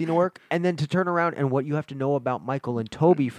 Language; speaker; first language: English; native; English